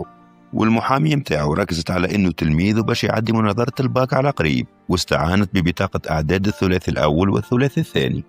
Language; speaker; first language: Arabic; native; Arabic